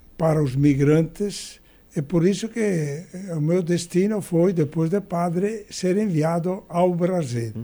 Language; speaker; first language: Portuguese; non-native, fluent; Italian